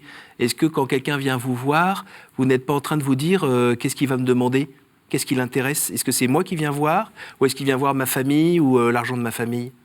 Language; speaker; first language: French; native; French